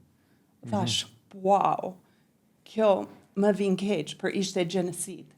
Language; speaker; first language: Albanian; non-native, learner; English